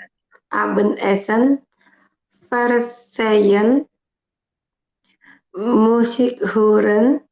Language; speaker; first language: German; non-native, learner; Indonesian